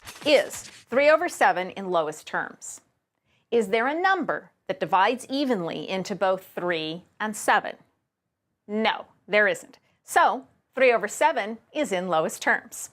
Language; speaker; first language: English; native; English